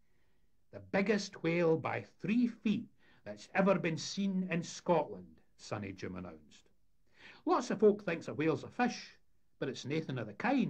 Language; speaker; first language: English; native; English